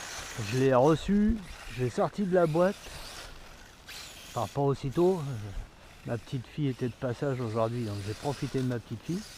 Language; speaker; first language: French; native; French